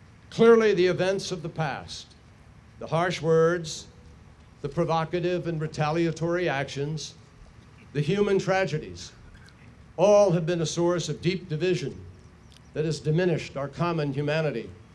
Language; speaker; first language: English; native; English